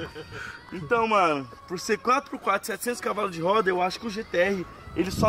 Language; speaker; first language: Portuguese; native; Portuguese